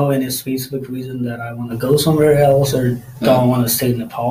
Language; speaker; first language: English; non-native, local second language; Nepali